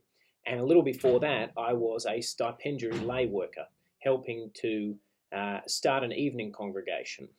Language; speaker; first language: English; native; English